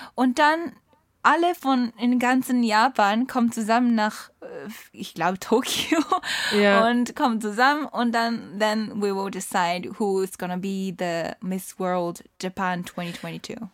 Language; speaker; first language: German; non-native, learner; Japanese